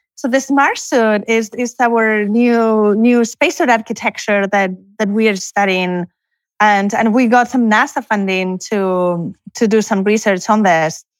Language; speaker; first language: English; non-native, fluent; Spanish